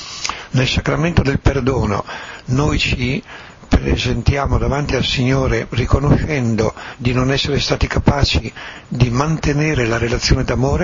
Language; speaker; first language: Italian; native; Italian